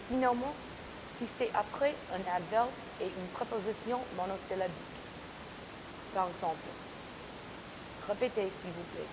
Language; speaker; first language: French; non-native, learner; English